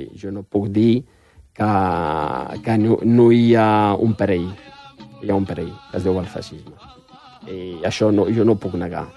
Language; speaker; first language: Catalan; non-native, fluent; Riffian